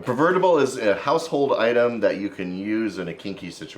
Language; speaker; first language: English; native; English